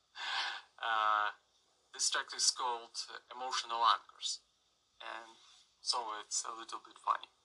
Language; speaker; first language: English; non-native, learner; Russian